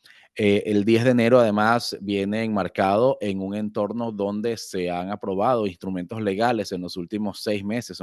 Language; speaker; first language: Spanish; native; Spanish